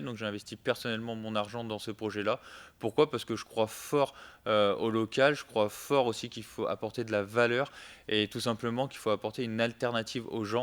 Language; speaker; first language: French; native; French